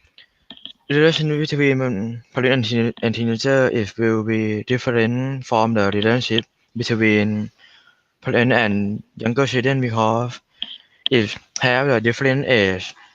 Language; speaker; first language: English; non-native, learner; Thai